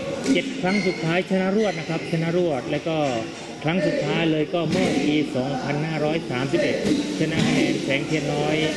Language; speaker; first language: Thai; native; Thai